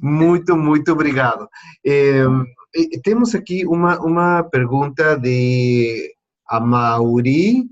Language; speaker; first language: Portuguese; non-native, fluent; Spanish